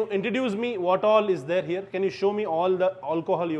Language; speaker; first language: English; non-native, local second language; Kannada